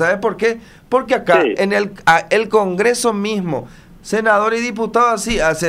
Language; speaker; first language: Spanish; native; Spanish